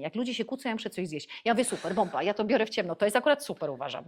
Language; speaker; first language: Polish; native; Polish